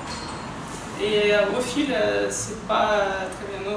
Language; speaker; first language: French; non-native, fluent; Russian